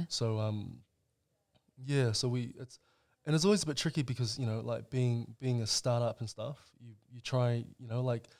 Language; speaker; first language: English; native; English